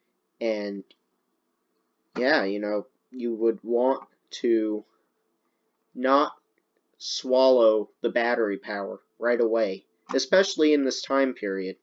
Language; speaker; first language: English; native; English